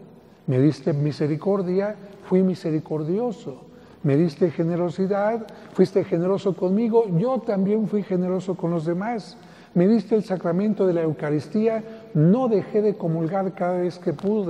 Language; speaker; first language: Spanish; native; Spanish